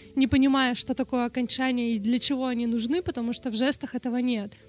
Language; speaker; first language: Russian; non-native, local second language; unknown